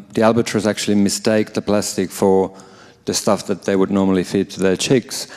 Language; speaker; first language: English; non-native, fluent; Finnish